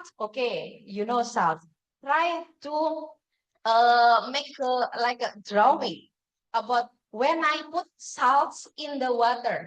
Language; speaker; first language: English; non-native, fluent; Indonesian